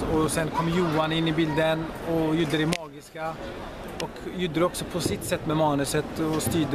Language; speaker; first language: Swedish; early bilingual, other home language; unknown